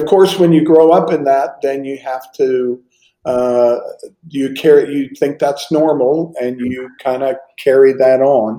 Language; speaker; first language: English; native; English